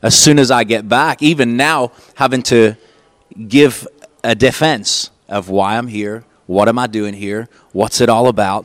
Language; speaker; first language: English; native; English